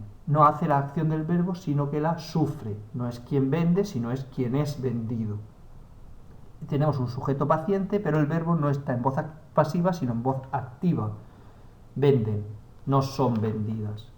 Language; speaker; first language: Spanish; native; Spanish